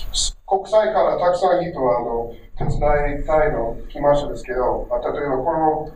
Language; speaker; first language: Japanese; non-native, learner; English